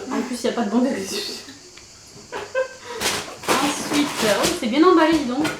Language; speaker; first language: French; native; French